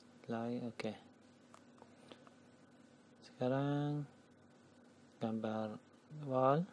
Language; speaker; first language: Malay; non-native, learner; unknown